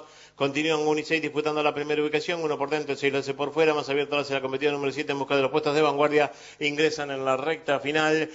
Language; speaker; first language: Spanish; native; Spanish